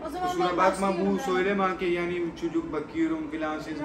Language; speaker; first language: Turkish; non-native, learner; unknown